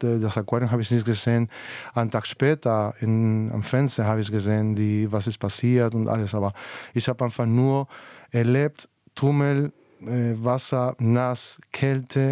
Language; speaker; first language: German; non-native, fluent; Spanish